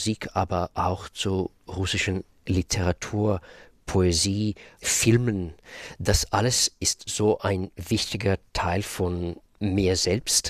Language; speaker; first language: German; non-native, fluent; Russian